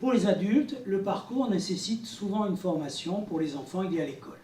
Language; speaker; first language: French; native; French